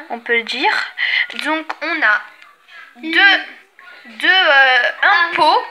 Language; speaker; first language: French; native; French